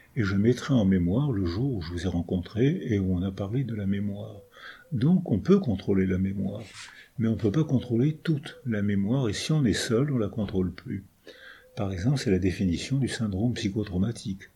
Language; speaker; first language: French; native; French